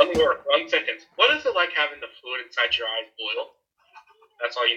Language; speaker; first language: English; native; English